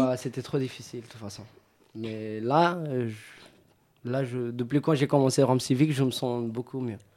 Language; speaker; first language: French; non-native, fluent; Romany